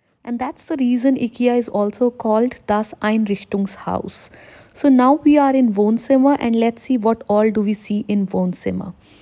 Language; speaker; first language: English; non-native, local second language; Hindi